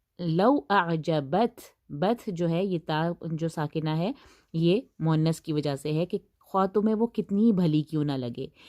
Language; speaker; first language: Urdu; native; Urdu